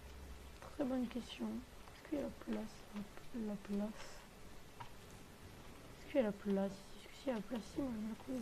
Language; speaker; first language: French; native; French